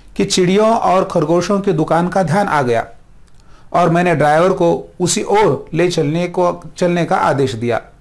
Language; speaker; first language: Hindi; non-native, local second language; Marathi